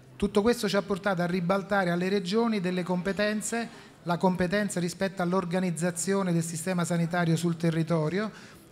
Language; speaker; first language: Italian; native; Italian